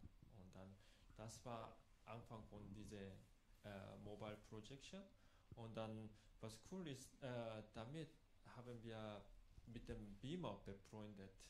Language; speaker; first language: German; non-native, fluent; Korean